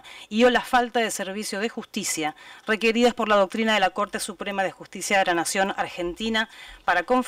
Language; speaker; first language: Spanish; native; Spanish